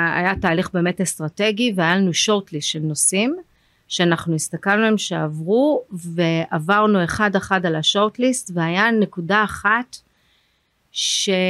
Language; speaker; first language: Hebrew; early bilingual, heritage; Hebrew